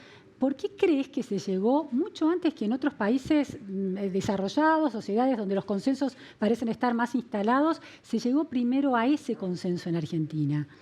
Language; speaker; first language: Spanish; native; Spanish